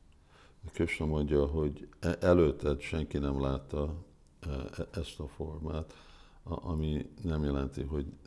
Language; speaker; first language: Hungarian; early bilingual, heritage; Hungarian